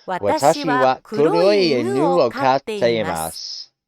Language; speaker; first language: Japanese; non-native, learner; English